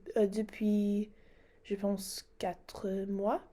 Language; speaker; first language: French; non-native, learner; English